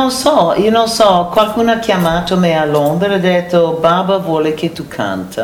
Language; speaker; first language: Italian; non-native, learner; English